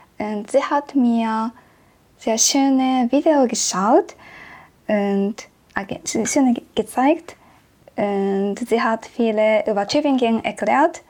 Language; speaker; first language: German; non-native, learner; Japanese